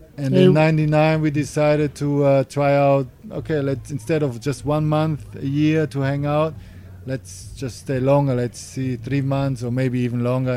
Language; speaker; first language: English; non-native, fluent; German